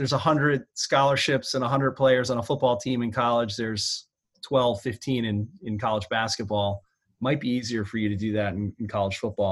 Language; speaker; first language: English; native; English